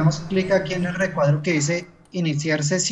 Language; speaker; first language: Spanish; native; Spanish